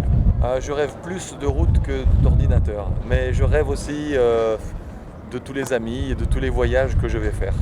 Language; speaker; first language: French; native; French